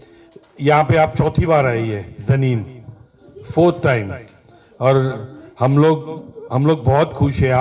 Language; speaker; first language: Hindi; non-native, local second language; Gujarati